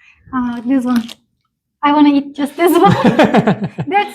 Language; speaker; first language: English; non-native, learner; Turkish